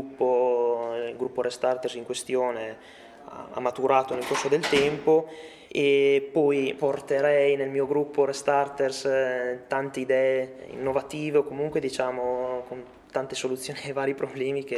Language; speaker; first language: Italian; native; Italian